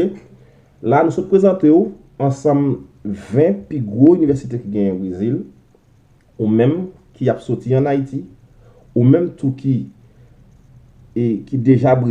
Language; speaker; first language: French; non-native, local second language; Haitian Creole